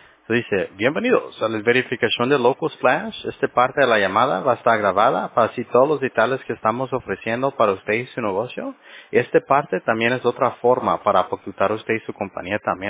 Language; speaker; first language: Spanish; early bilingual, heritage; Spanish